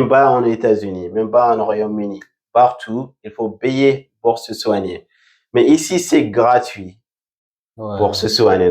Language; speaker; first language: French; non-native, fluent; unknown